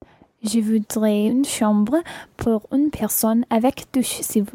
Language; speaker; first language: French; non-native, learner; English